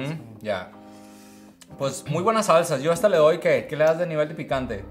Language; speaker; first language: Spanish; native; Spanish